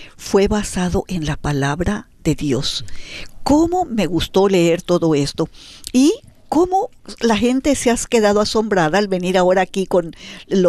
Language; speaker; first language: Spanish; native; Spanish